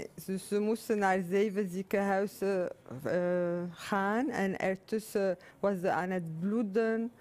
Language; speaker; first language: Dutch; non-native, fluent; Arabic